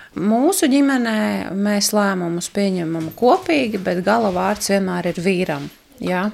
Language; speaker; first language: Latvian; native; Latvian